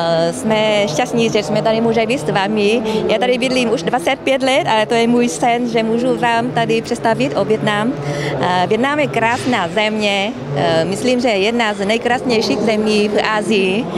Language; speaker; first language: Czech; non-native, learner; Vietnamese